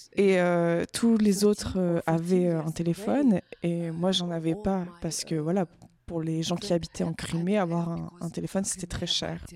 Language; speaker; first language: French; non-native, fluent; Ukrainian